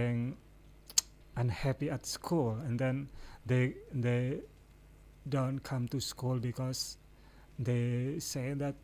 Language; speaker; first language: English; non-native, fluent; Indonesian